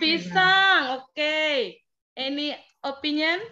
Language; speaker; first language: English; non-native, learner; Indonesian